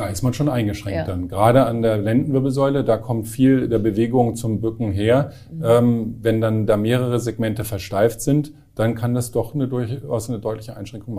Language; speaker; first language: German; native; German